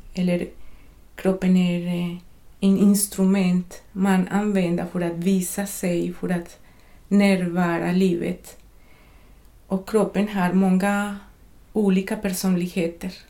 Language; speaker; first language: Swedish; non-native, fluent; Spanish